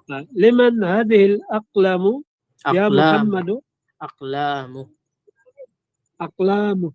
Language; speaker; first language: Arabic; non-native, learner; Filipino